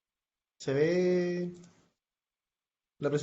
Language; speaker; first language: Spanish; native; Spanish